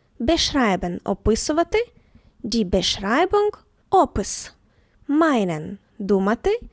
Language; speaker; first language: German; non-native, fluent; Ukrainian